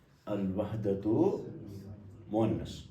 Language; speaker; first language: Arabic; non-native, fluent; Kashmiri